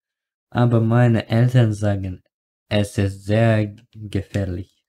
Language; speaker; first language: German; non-native, learner; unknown